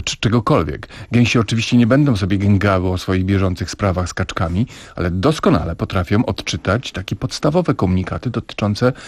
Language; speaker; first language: Polish; native; Polish